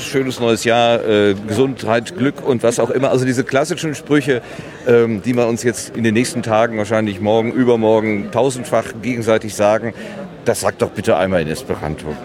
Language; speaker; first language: German; native; German